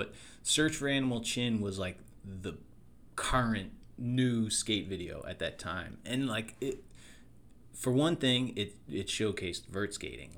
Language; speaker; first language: English; native; English